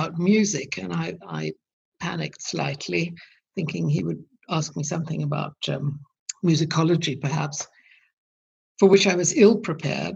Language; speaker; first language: English; native; English